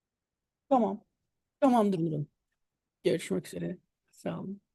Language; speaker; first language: Turkish; native; Turkish